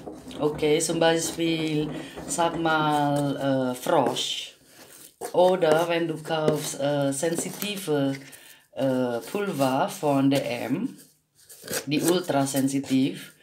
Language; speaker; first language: German; non-native, learner; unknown